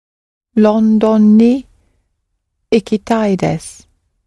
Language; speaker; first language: Japanese; non-native, learner; English